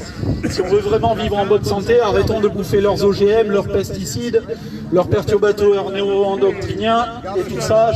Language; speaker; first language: French; native; French